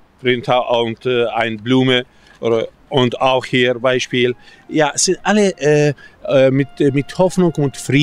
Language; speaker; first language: German; non-native, fluent; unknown